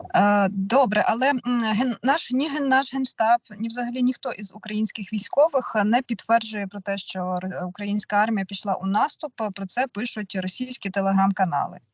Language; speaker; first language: Ukrainian; non-native, local second language; Russian